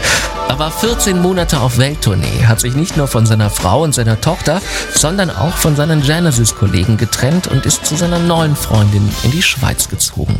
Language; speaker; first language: German; native; German